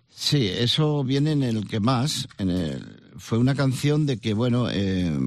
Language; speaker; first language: Spanish; native; Spanish